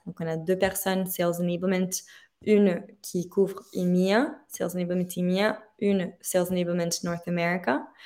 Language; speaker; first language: French; non-native, fluent; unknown